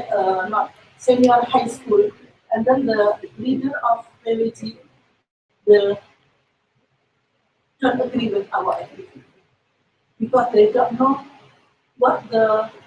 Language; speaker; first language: English; non-native, learner; Indonesian